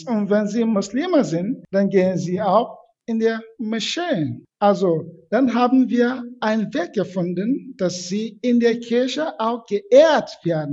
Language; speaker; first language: German; non-native, fluent; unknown